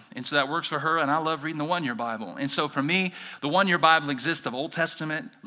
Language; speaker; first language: English; native; English